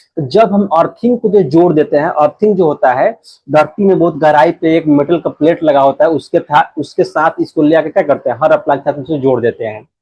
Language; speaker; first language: Hindi; native; Hindi